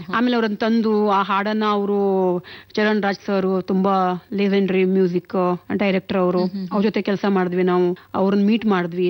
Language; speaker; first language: Kannada; non-native, local second language; Konkani